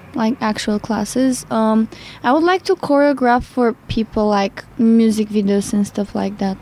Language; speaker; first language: English; non-native, fluent; Bulgarian